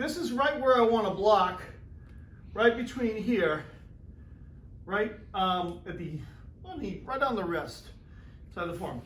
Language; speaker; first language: English; native; English